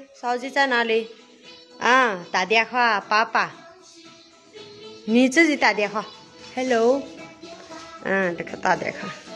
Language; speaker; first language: Chinese; non-native, learner; Nepali